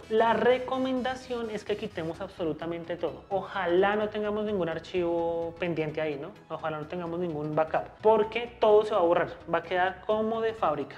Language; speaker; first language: Spanish; native; Spanish